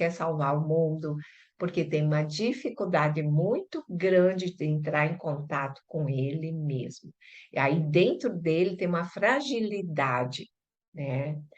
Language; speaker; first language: Portuguese; early bilingual, other home language; Chinese